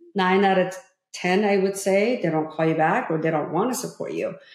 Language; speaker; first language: English; early bilingual, other home language; Korean